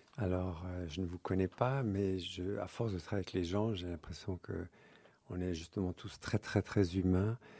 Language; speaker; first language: French; early bilingual, other home language; English